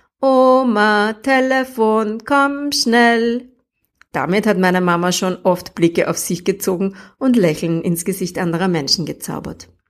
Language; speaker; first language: German; native; German